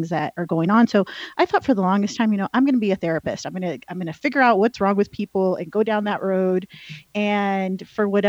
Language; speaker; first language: English; early bilingual, other home language; Spanish